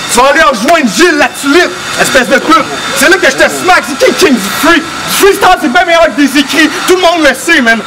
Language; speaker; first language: French; native; French